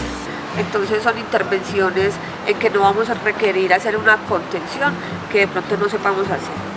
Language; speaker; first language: Spanish; native; Spanish